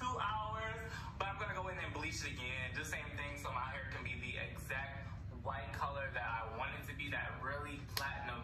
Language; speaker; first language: English; native; English